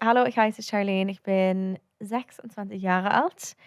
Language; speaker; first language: German; non-native, learner; English